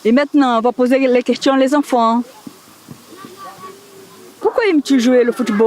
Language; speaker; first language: French; non-native, learner; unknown